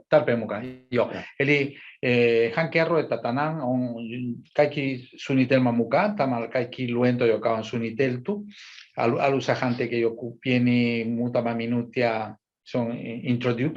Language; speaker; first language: Finnish; non-native, learner; Spanish